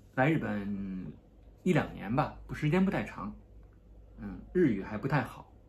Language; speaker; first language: Japanese; non-native, fluent; Chinese